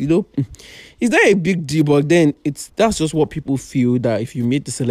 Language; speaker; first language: English; non-native, local second language; Yoruba